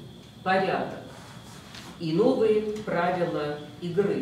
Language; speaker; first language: Russian; native; Russian